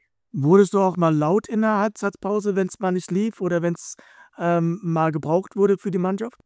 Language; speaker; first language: German; native; German